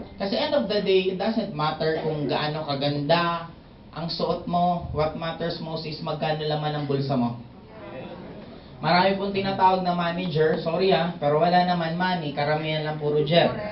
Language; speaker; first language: Filipino; non-native, local second language; Bikol